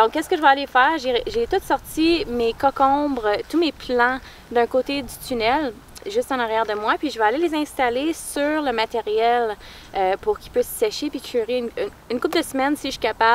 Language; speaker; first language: French; native; French